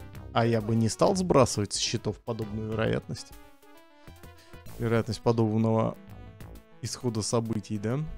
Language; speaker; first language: Russian; native; Russian